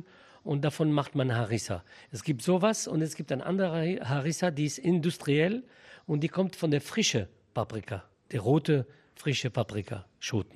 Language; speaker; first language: German; non-native, fluent; Arabic